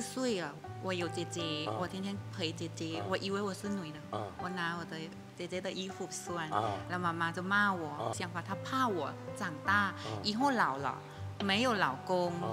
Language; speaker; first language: Chinese; non-native, learner; Thai